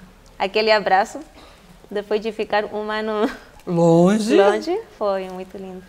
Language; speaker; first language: Portuguese; non-native, fluent; Spanish